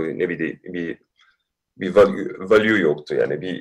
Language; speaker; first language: Turkish; early bilingual, heritage; Turkish